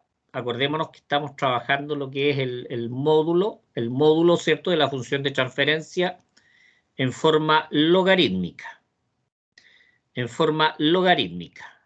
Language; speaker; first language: Spanish; native; Spanish